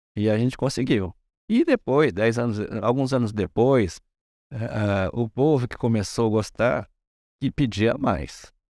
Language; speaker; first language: Portuguese; early bilingual, other home language; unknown